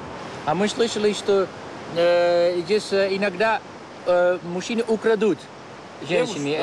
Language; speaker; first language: Russian; non-native, learner; Dutch